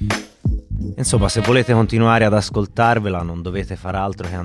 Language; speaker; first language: Italian; native; Italian